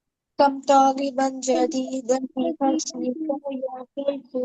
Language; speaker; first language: Arabic; non-native, learner; Bangla